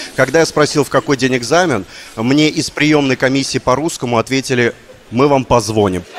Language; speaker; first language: Russian; native; Russian